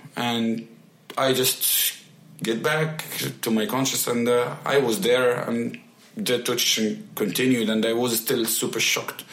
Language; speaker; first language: English; non-native, fluent; Arabic